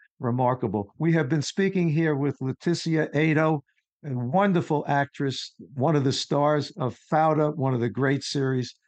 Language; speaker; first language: English; native; English